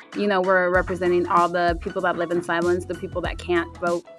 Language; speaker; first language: English; early bilingual, other home language; Spanish